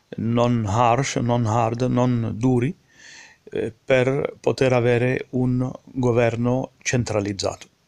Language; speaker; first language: Italian; early bilingual, heritage; Italian